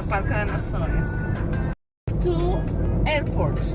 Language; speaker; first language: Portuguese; non-native, learner; Spanish